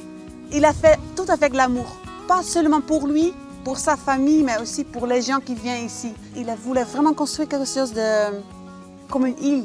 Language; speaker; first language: French; non-native, fluent; Dutch